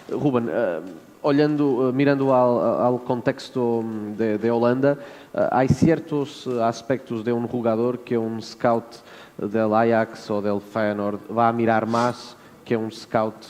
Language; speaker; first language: Spanish; non-native, fluent; Portuguese